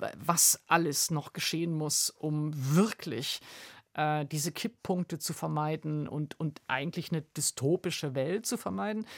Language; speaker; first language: German; native; German